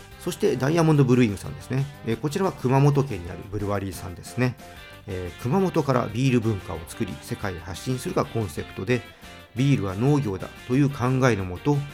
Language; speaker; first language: Japanese; native; Japanese